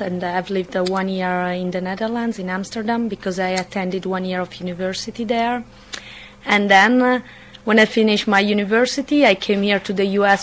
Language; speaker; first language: English; non-native, fluent; Italian